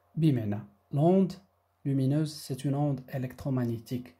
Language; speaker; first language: French; non-native, local second language; Arabic